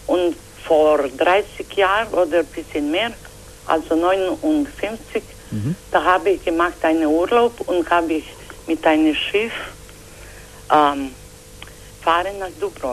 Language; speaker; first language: German; non-native, fluent; Croatian